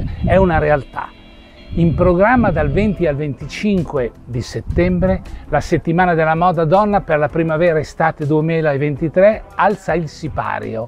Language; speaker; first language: Italian; native; Italian